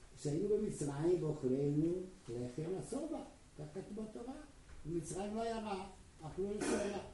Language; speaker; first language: Hebrew; non-native, fluent; Czech